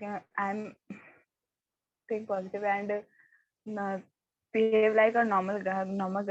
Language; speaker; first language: English; non-native, learner; Hindi